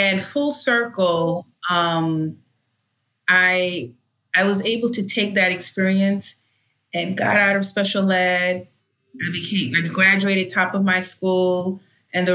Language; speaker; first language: English; early bilingual, other home language; Haitian Creole